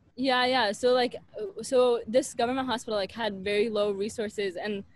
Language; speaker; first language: English; native; English